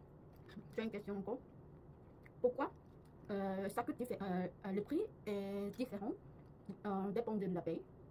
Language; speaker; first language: French; non-native, learner; Korean